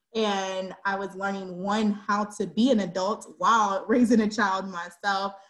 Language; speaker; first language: English; native; English